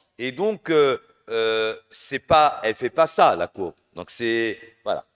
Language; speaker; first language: French; non-native, local second language; Arabic